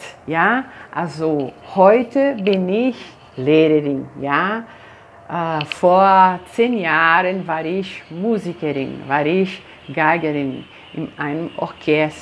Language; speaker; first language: German; non-native, fluent; Portuguese